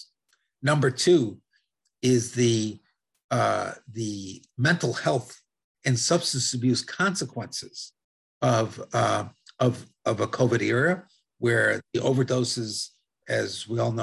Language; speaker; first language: English; non-native, fluent; Italian